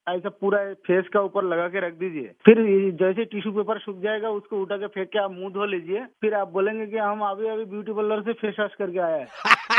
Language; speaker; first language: Hindi; non-native, local second language; Bangla